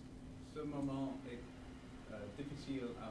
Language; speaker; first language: French; non-native, learner; English